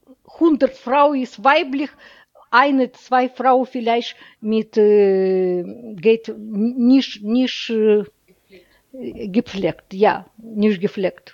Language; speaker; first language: German; non-native, learner; Russian